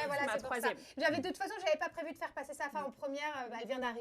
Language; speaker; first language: French; native; French